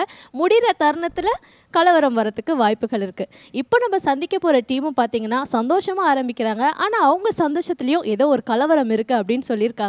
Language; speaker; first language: Tamil; native; Tamil